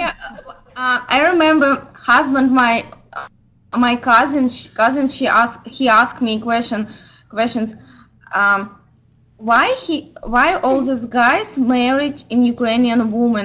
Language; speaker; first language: English; non-native, learner; Ukrainian